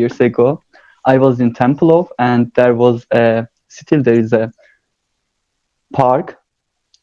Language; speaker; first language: English; non-native, learner; Turkish